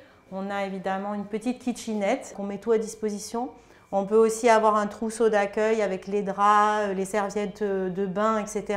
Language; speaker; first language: French; native; French